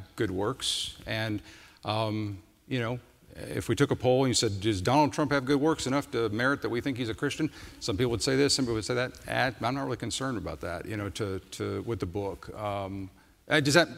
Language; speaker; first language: English; native; English